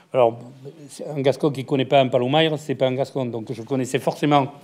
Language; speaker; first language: French; native; French